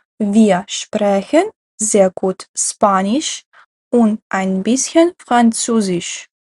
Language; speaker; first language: German; non-native, fluent; Ukrainian